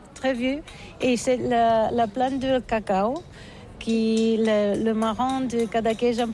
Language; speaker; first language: French; non-native, learner; Catalan